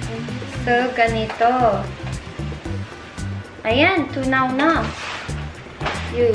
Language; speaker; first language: Filipino; early bilingual, heritage; Filipino